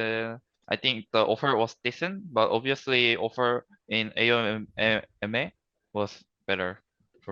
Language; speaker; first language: English; non-native, learner; Korean